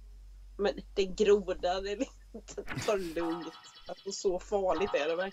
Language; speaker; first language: Swedish; native; Swedish